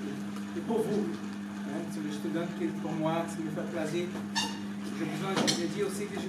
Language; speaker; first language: French; non-native, learner; Portuguese